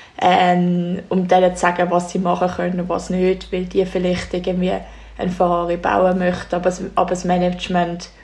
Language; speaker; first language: German; native; German